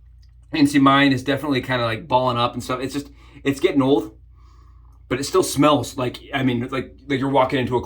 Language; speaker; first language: English; native; English